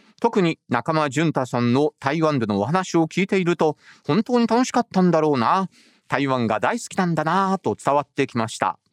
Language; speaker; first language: Japanese; native; Japanese